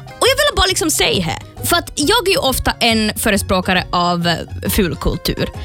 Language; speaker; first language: Swedish; native; Swedish